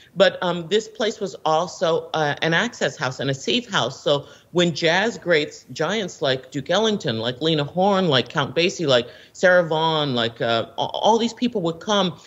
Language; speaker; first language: English; native; English